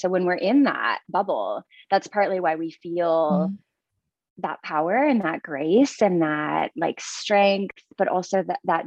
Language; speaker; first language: English; native; English